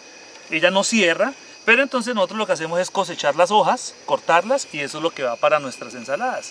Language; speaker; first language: Spanish; native; Spanish